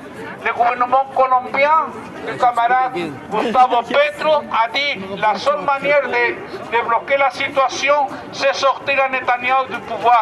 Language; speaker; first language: French; non-native, fluent; Spanish